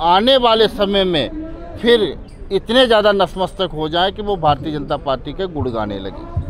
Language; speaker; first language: Hindi; native; Hindi